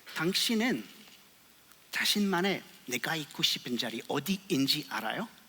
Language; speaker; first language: Korean; non-native, learner; English